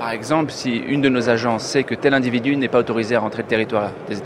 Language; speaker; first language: French; native; French